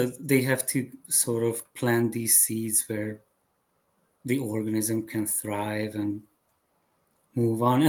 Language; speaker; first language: English; non-native, fluent; Hungarian